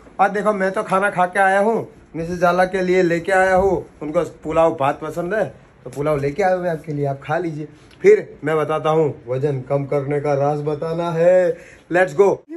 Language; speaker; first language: Hindi; non-native, local second language; Gujarati